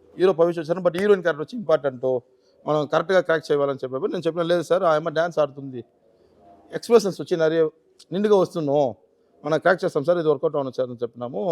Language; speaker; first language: Telugu; native; Telugu